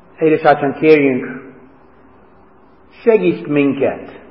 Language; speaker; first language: Hungarian; non-native, learner; English